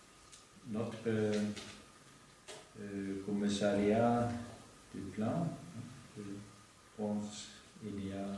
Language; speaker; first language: French; non-native, learner; Norwegian